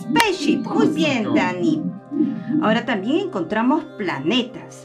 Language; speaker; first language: Spanish; native; Spanish